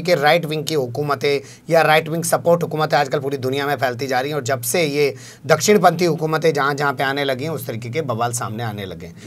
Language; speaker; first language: Urdu; native; Urdu